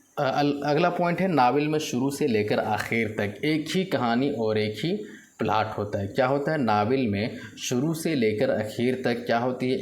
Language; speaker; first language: Urdu; native; Urdu